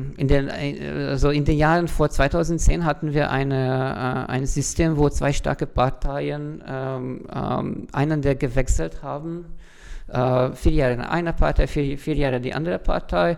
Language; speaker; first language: German; non-native, fluent; Hungarian